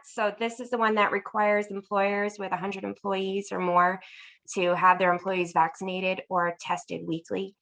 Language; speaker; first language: English; native; English